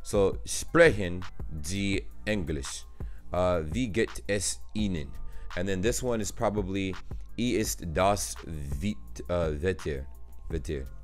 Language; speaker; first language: German; non-native, learner; English